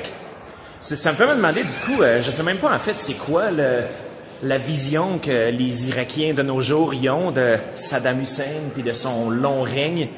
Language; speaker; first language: French; native; French